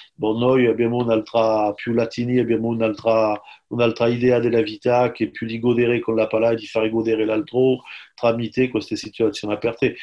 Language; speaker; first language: Italian; non-native, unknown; French